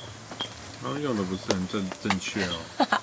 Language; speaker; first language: Chinese; non-native, fluent; English